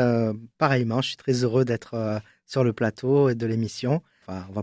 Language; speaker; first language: French; native; French